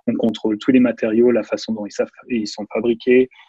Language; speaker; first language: French; native; French